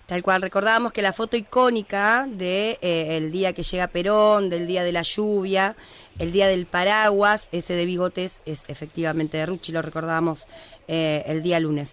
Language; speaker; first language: Spanish; native; Spanish